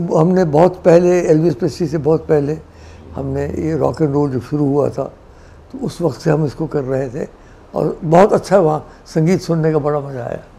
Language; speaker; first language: Hindi; non-native, local second language; Dogri